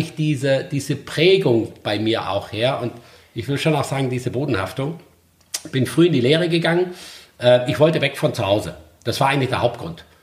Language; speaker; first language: German; native; German